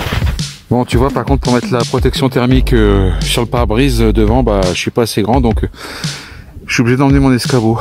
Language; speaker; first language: French; native; French